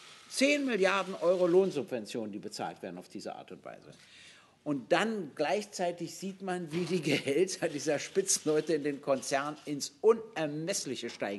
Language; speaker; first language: German; native; German